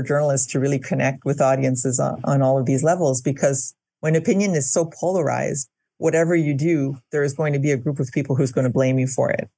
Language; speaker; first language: English; native; English